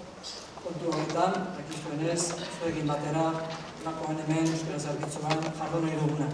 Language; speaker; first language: Basque; native; Basque